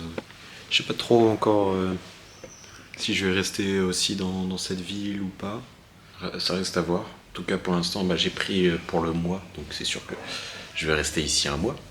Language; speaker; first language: French; native; French